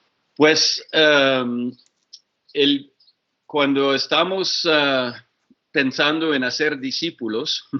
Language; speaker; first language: Spanish; non-native, fluent; English